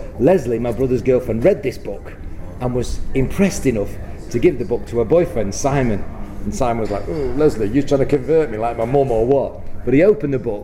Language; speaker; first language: English; native; English